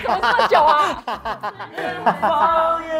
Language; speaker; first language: Chinese; native; Chinese